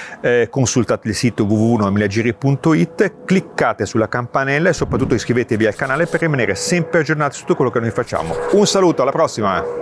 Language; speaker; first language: Italian; native; Italian